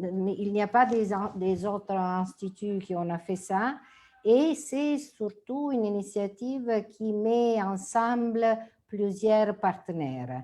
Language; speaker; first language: French; non-native, fluent; Italian